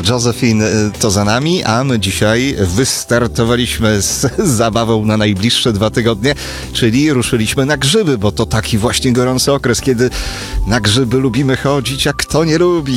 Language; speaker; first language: Polish; native; Polish